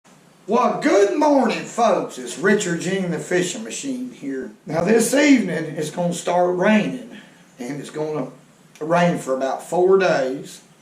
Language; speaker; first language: English; native; English